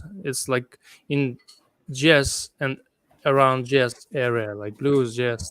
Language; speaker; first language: English; non-native, fluent; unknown